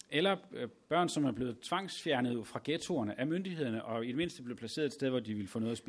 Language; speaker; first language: Danish; native; Danish